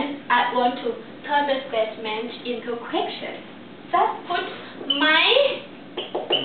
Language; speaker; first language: English; non-native, learner; Thai